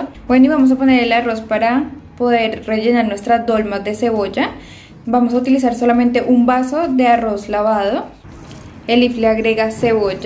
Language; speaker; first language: Spanish; native; Spanish